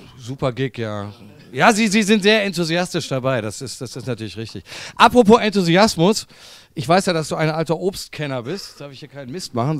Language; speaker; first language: German; native; German